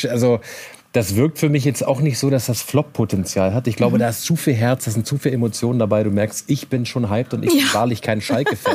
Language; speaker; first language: German; native; German